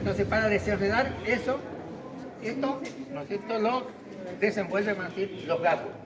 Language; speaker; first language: Spanish; native; Spanish